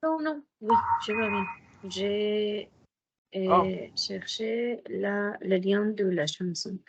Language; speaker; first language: French; non-native, learner; Spanish